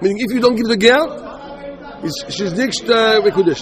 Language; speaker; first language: English; non-native, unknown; Hebrew